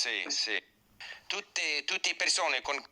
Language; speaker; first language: Italian; non-native, learner; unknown